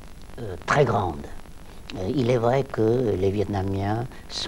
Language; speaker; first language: French; non-native, local second language; Vietnamese